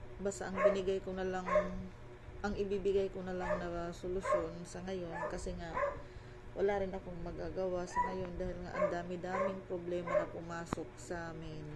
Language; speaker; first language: Filipino; non-native, local second language; Waray